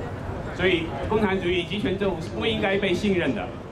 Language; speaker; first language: Chinese; native; Chinese